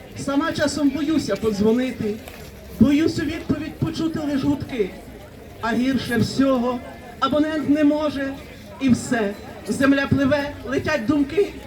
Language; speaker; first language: Ukrainian; native; Ukrainian